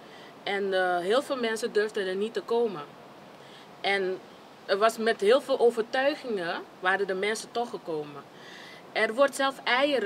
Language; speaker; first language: Dutch; non-native, fluent; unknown